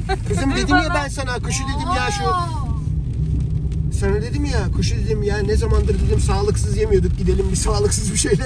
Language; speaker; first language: Turkish; native; Turkish